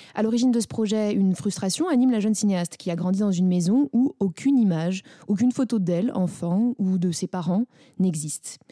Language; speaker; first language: French; native; French